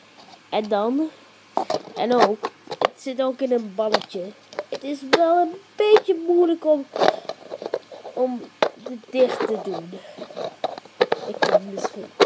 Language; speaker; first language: Dutch; early bilingual, heritage; Dutch